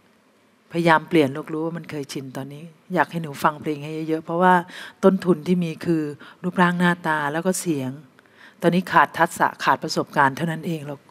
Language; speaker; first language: Thai; native; Thai